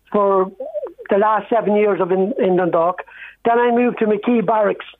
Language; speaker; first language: English; native; English